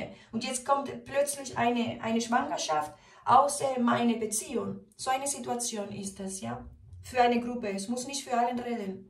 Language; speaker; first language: German; non-native, fluent; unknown